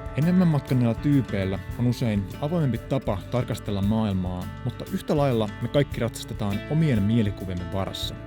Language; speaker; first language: Finnish; native; Finnish